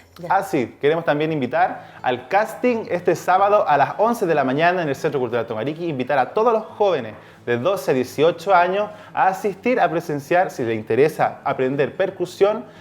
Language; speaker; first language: Spanish; native; Spanish